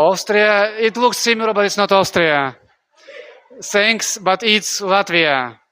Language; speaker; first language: English; non-native, fluent; Russian